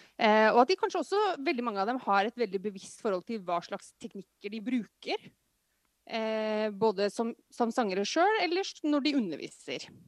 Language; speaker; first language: Norwegian; native; Norwegian